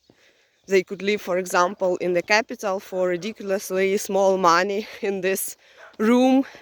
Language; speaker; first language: English; non-native, fluent; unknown